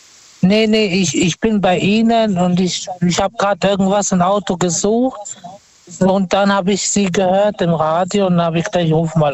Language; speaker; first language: German; non-native, fluent; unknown